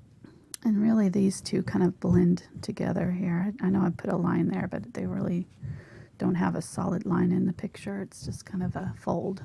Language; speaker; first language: English; native; English